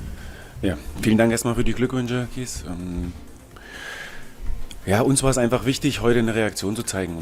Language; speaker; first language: German; native; German